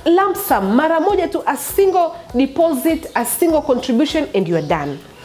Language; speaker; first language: English; non-native, local second language; Swahili